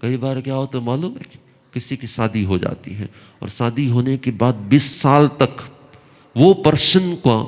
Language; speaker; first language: Hindi; non-native, local second language; Gujarati